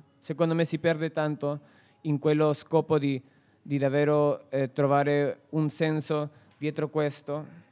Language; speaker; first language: Italian; non-native, fluent; Spanish